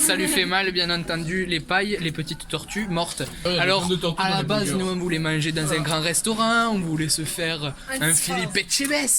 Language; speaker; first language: French; native; French